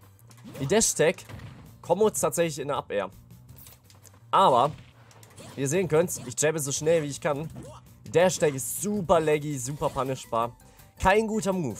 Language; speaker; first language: German; native; German